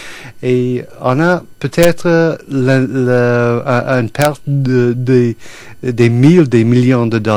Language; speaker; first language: French; non-native, fluent; English